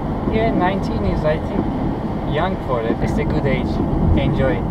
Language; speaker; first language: English; non-native, fluent; Turkish